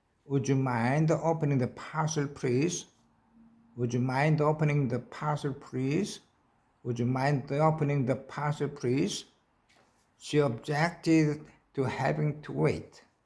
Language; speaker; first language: English; non-native, learner; Korean